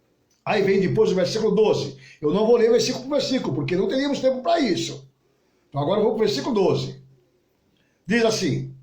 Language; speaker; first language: Portuguese; native; Portuguese